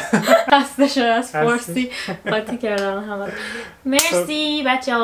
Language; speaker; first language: Persian; native; Persian